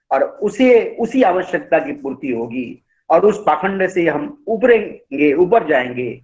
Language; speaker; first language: Hindi; non-native, local second language; Odia